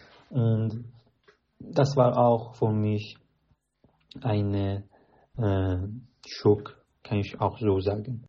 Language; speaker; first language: German; non-native, learner; Persian